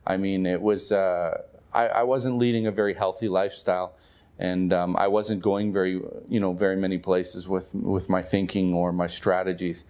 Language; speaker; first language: English; native; English